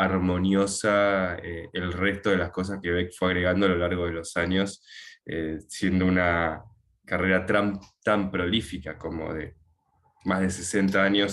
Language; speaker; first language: Spanish; native; Spanish